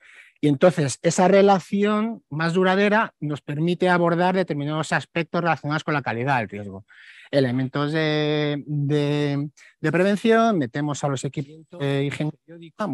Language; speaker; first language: Spanish; native; Spanish